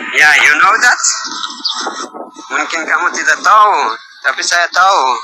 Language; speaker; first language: Indonesian; non-native, learner; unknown